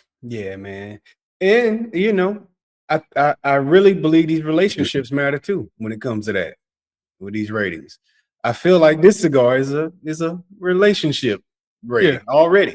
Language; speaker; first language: English; native; English